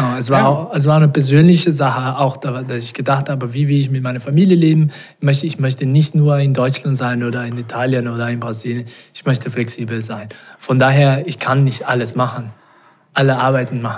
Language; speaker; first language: German; non-native, fluent; Portuguese